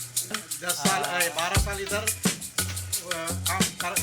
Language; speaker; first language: Hindi; non-native, local second language; Malayalam